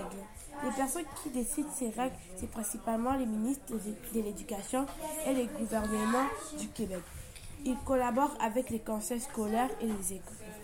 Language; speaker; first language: French; native; French